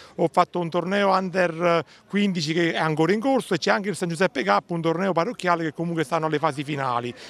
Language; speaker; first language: Italian; native; Italian